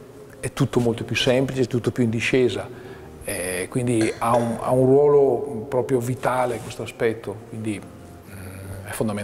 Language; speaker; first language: Italian; native; Italian